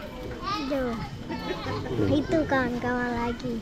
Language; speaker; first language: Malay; non-native, learner; Rohingya